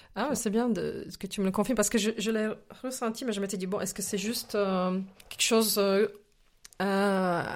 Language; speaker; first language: French; non-native, fluent; Slovak